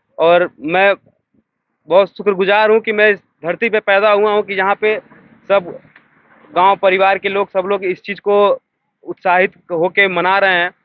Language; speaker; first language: Hindi; native; Hindi